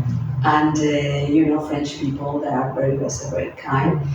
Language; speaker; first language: English; non-native, fluent; Spanish